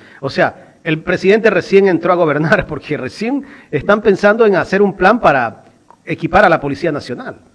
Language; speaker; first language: Spanish; native; Spanish